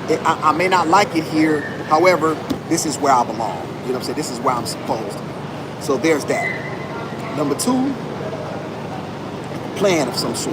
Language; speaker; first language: English; native; English